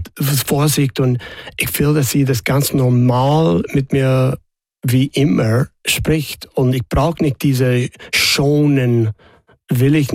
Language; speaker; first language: German; non-native, fluent; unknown